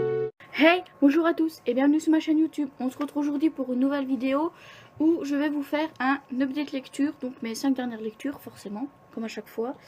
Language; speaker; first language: French; native; French